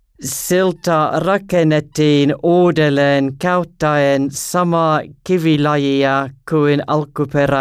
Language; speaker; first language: Finnish; non-native, learner; English